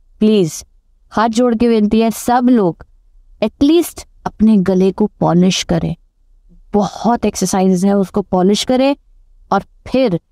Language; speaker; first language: Hindi; native; Hindi